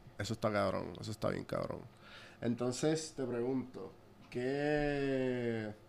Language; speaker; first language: Spanish; early bilingual, heritage; Spanish